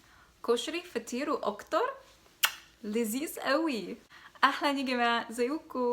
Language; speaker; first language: Arabic; non-native, fluent; English